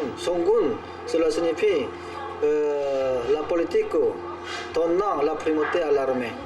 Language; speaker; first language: French; non-native, fluent; Korean